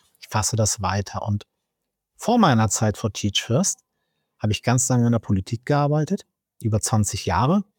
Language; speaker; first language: German; early bilingual, other home language; Turkish